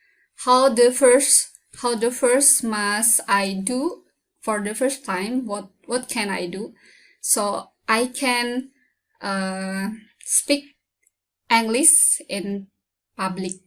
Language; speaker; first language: English; non-native, learner; Indonesian